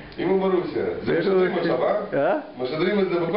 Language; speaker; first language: Hebrew; non-native, fluent; Russian